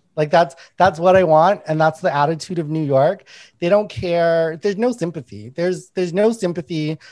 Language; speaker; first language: English; native; English